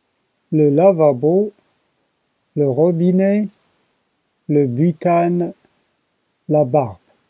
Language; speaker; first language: French; non-native, learner; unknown